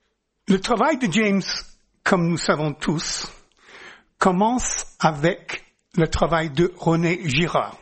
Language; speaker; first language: French; non-native, fluent; English